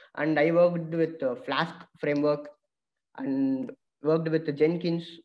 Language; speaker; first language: English; non-native, local second language; Tamil